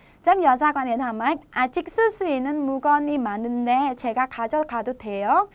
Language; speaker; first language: Korean; non-native, fluent; Khmer